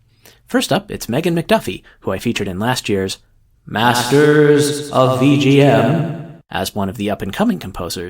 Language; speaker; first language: English; native; English